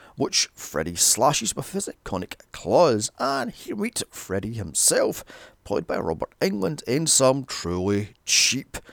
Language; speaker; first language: English; native; English